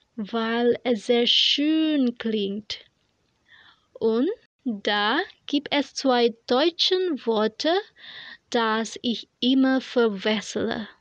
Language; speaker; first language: German; non-native, learner; Indonesian